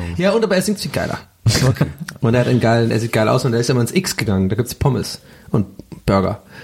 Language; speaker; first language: German; native; German